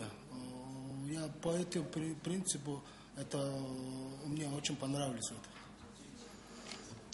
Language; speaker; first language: Russian; non-native, learner; Mongolian